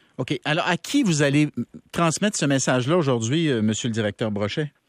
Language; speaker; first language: French; native; French